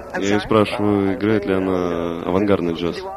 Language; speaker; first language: Russian; native; Russian